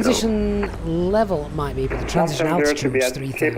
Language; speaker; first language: English; native; English